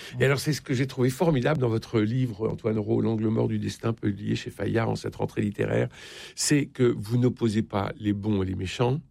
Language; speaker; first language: French; native; French